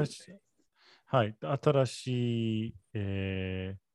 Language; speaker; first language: Japanese; non-native, learner; English